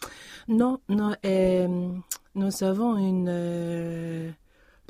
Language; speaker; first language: French; non-native, learner; Swedish